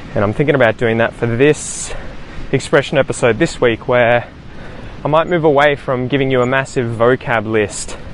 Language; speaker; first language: English; native; English